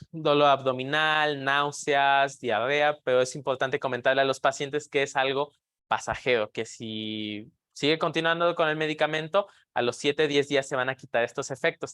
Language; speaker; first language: Spanish; native; Spanish